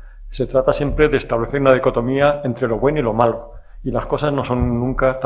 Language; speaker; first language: Spanish; native; Spanish